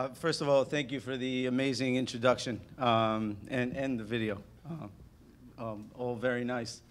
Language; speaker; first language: English; early bilingual, other home language; Spanish